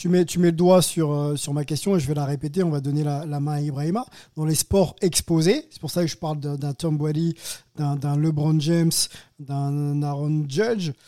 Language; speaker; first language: French; native; French